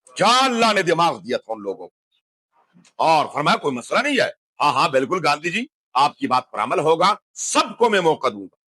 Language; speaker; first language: Urdu; non-native, local second language; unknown